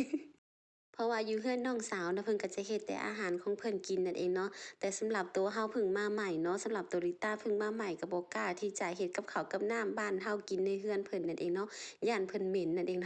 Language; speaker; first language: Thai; non-native, local second language; Lao